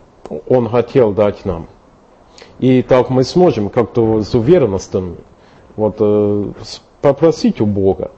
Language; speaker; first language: Russian; non-native, fluent; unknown